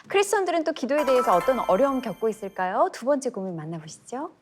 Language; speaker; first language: Korean; native; Korean